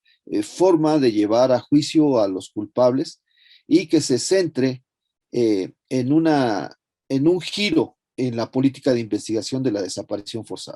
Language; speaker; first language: Spanish; native; Spanish